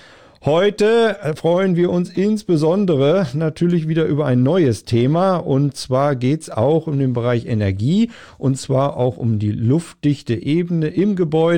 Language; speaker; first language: German; native; German